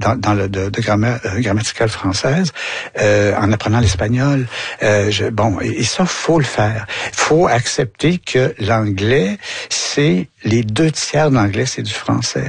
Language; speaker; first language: French; native; French